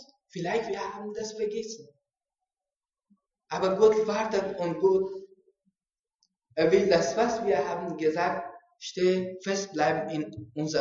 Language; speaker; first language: German; non-native, learner; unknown